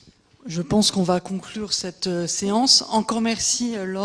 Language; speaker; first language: French; native; French